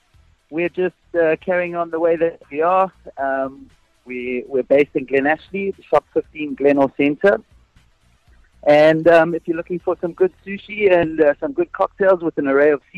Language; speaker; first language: English; native; English